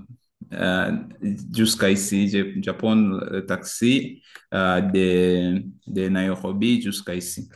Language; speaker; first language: French; non-native, learner; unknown